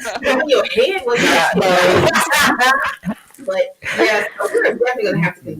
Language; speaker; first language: English; native; English